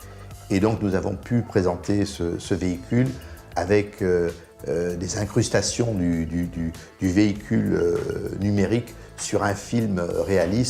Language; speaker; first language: French; native; French